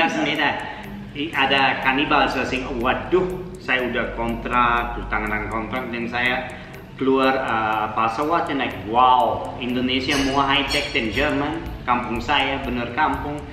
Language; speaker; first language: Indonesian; non-native, learner; German